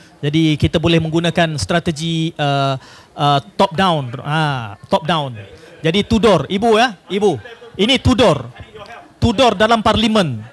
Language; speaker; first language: Malay; native; Malay